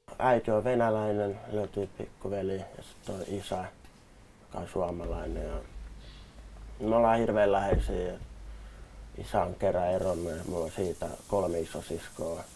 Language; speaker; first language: Finnish; native; Finnish